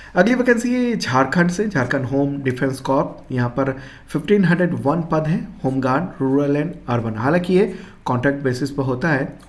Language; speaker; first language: Hindi; native; Hindi